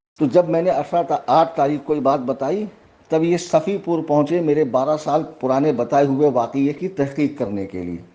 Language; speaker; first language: Urdu; native; Urdu